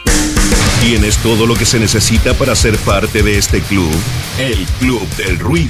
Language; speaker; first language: Spanish; native; Spanish